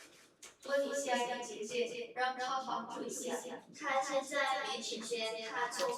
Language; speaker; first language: Chinese; non-native, learner; Indonesian